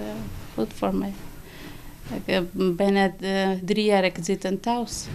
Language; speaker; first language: Dutch; non-native, learner; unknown